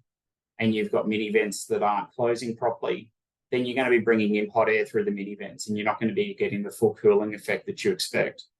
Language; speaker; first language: English; native; English